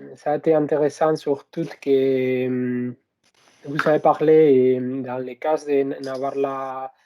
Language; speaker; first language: French; non-native, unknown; Spanish